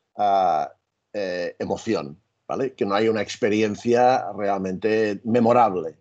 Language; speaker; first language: Spanish; native; Spanish